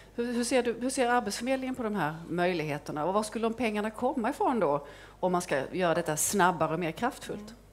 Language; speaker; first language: Swedish; native; Swedish